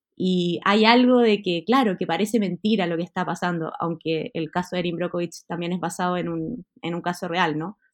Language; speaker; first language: Spanish; native; Spanish